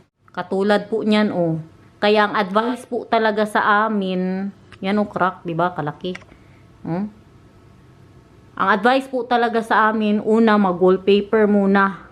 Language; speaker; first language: Filipino; non-native, local second language; Cebuano